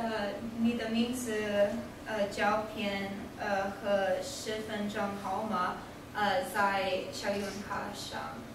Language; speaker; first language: Chinese; non-native, learner; English